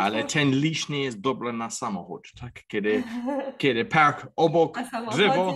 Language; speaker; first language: Polish; non-native, learner; English